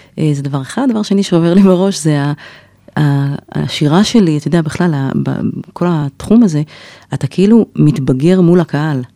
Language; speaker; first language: Hebrew; native; Hebrew